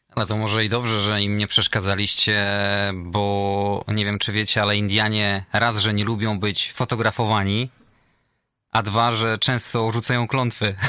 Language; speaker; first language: Polish; native; Polish